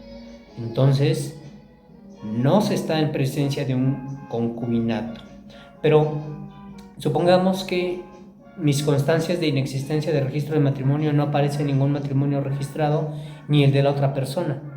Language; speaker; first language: Spanish; native; Spanish